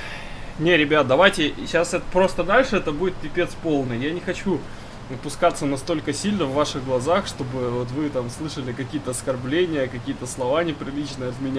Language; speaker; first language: Russian; native; Russian